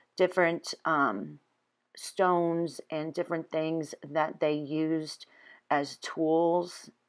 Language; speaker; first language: English; native; English